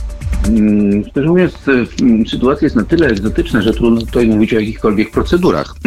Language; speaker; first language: Polish; native; Polish